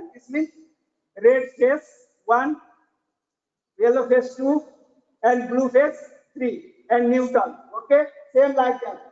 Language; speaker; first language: English; non-native, learner; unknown